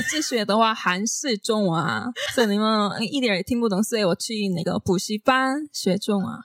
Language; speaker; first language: Chinese; non-native, learner; Korean